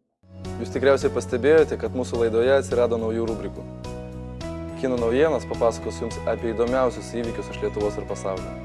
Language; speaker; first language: Lithuanian; native; Lithuanian